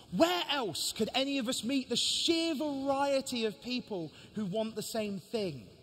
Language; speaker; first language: English; native; English